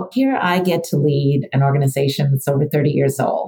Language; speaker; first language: English; native; English